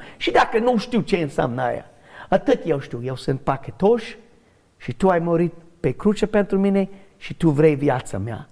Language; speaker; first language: Romanian; non-native, learner; English